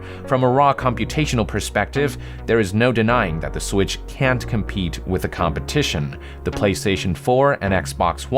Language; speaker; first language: English; native; English